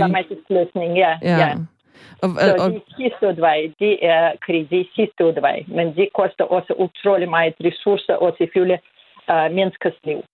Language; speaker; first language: Danish; non-native, fluent; Russian